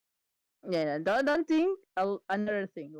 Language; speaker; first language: English; non-native, learner; Spanish